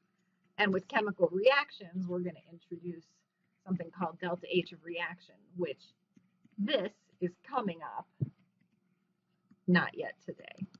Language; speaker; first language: English; native; English